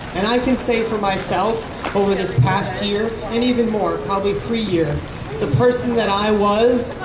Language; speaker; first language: English; native; English